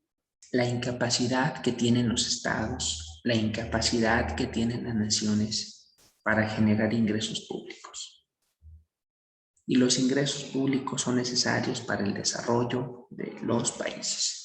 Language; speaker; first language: Spanish; native; Spanish